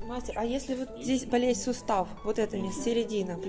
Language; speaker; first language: Russian; non-native, local second language; Ukrainian